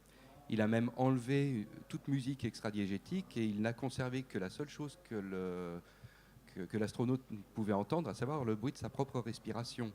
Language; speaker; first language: French; native; French